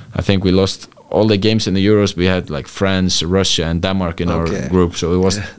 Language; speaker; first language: English; non-native, fluent; Icelandic